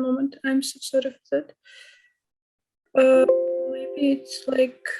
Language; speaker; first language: English; non-native, fluent; Ukrainian